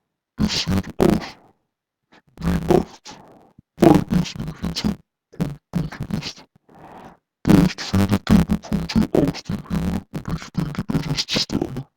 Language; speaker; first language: German; non-native, learner; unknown